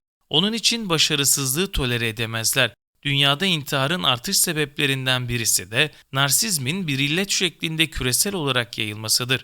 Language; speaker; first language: Turkish; native; Turkish